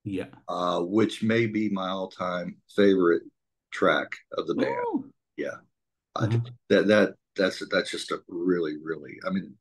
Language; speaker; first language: English; native; English